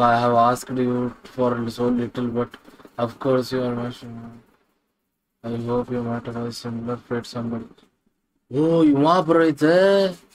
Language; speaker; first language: English; non-native, local second language; Kannada